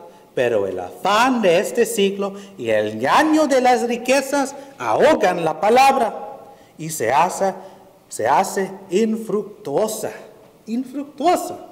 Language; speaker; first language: Spanish; early bilingual, heritage; Spanish